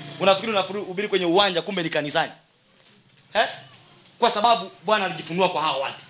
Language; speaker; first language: Swahili; native; Swahili